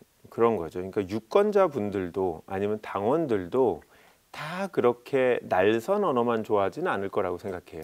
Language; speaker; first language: Korean; native; Korean